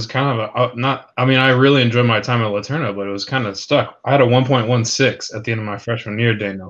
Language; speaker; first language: English; native; English